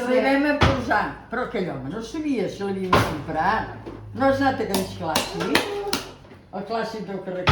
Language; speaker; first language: Catalan; native; Catalan